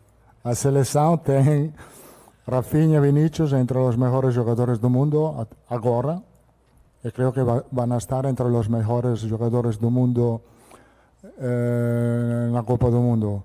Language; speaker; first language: Portuguese; non-native, fluent; Italian